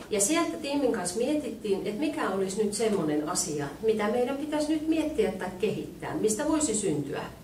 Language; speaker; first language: Finnish; native; Finnish